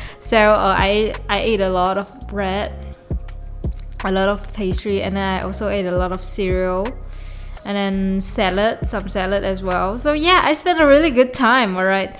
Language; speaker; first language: English; non-native, local second language; Chinese